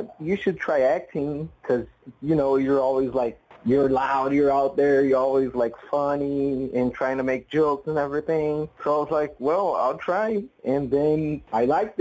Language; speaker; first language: English; non-native, fluent; Portuguese